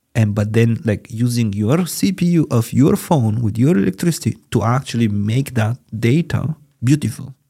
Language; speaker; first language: English; non-native, fluent; Bulgarian